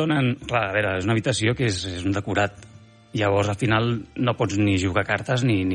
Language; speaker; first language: Catalan; native; Catalan